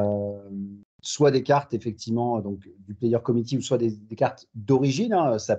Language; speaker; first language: French; native; French